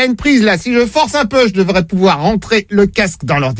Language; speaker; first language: French; native; French